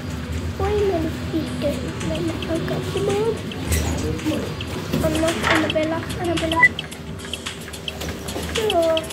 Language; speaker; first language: Finnish; early bilingual, heritage; Finnish